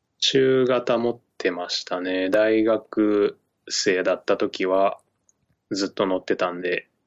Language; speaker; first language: Japanese; native; Japanese